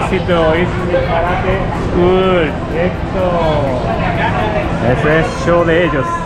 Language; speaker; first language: Spanish; non-native, learner; Japanese